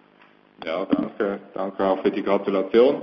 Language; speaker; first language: German; native; German